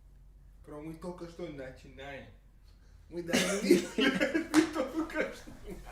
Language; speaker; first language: Russian; non-native, learner; English